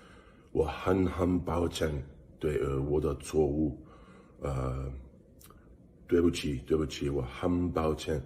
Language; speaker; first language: Chinese; non-native, learner; English